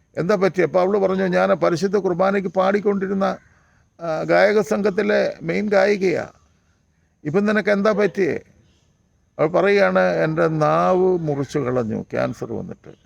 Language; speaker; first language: Malayalam; native; Malayalam